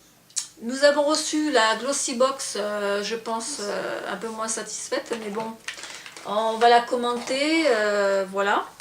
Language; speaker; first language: French; native; French